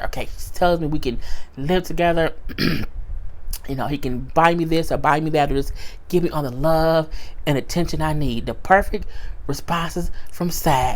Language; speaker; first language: English; native; English